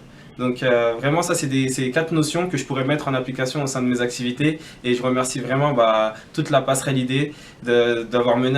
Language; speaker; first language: French; native; French